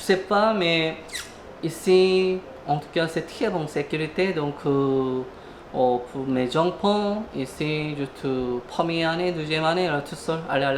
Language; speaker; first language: French; non-native, learner; Korean